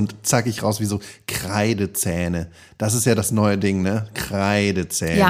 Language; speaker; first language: German; native; German